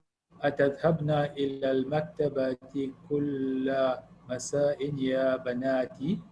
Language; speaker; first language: Arabic; non-native, learner; English